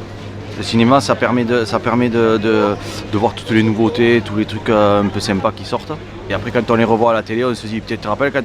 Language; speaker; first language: French; native; French